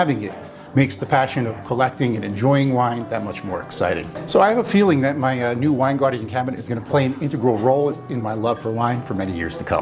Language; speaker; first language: English; native; English